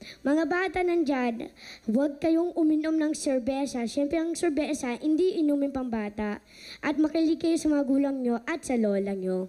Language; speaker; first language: Filipino; early bilingual, heritage; Filipino